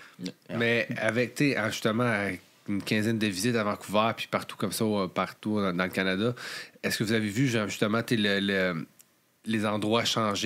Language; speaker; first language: French; native; French